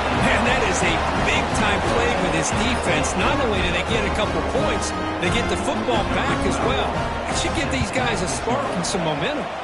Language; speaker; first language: English; native; English